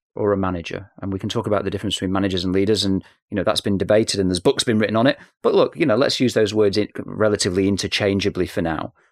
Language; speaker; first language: English; native; English